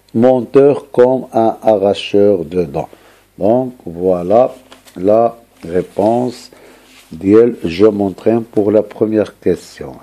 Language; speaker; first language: French; non-native, local second language; Arabic